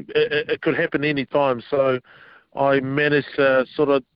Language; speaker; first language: English; native; English